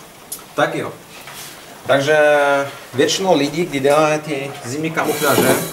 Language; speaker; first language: Czech; non-native, learner; Russian